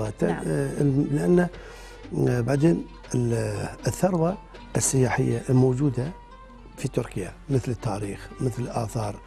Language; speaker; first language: Arabic; non-native, fluent; Turkish